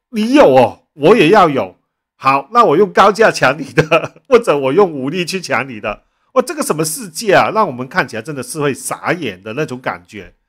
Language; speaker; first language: Chinese; non-native, local second language; Cantonese